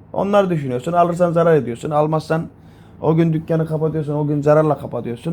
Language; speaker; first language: Turkish; native; Turkish